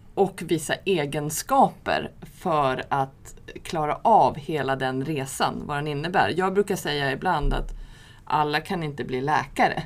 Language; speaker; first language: Swedish; native; Swedish